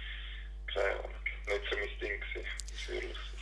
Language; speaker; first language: German; native; German